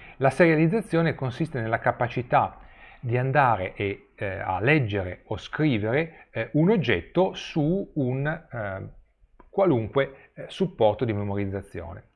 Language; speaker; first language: Italian; native; Italian